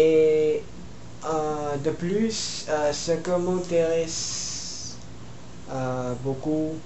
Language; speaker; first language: French; non-native, learner; Filipino